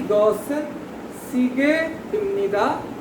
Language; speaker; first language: Korean; non-native, fluent; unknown